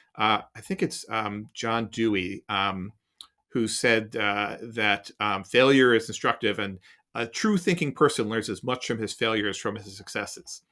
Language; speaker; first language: English; native; English